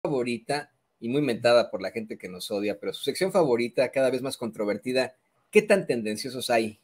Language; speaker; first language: Spanish; native; Spanish